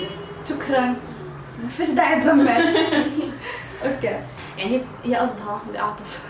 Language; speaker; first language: Arabic; native; Arabic